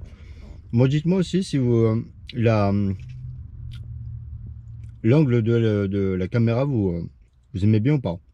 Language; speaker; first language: French; native; French